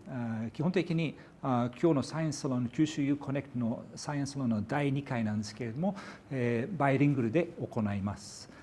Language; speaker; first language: Japanese; non-native, fluent; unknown